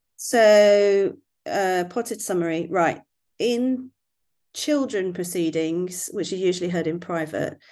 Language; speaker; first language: English; native; English